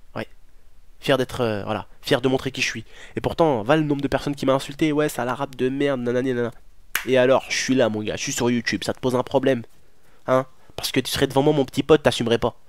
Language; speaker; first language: French; early bilingual, other home language; Arabic